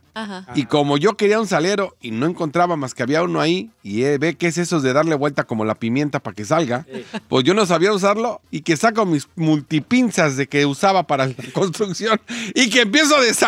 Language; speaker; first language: Spanish; native; Spanish